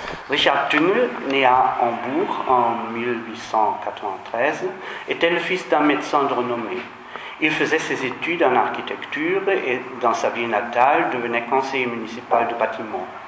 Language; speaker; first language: French; non-native, fluent; German